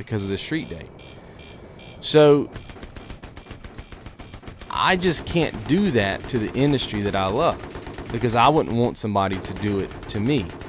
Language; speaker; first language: English; native; English